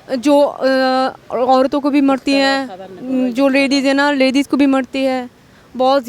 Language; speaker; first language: Hindi; non-native, learner; Persian